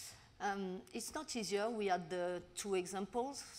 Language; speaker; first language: English; non-native, learner; French